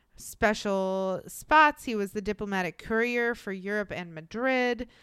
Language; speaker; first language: English; native; English